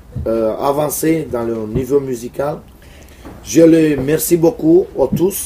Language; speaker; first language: French; non-native, fluent; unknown